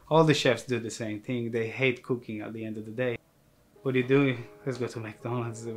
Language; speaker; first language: English; non-native, fluent; Italian